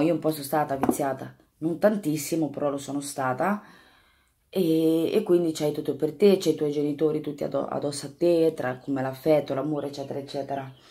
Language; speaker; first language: Italian; native; Italian